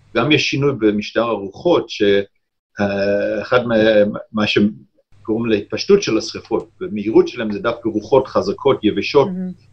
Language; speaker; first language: Hebrew; non-native, fluent; English